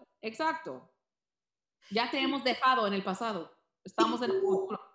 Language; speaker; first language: Spanish; early bilingual, heritage; Spanish